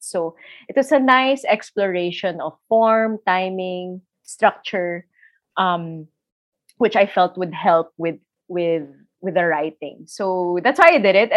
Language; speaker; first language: English; non-native, local second language; Filipino